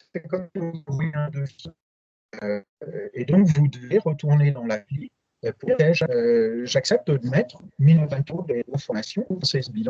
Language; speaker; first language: French; native; French